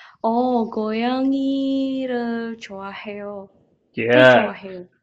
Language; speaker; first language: Korean; non-native, learner; Indonesian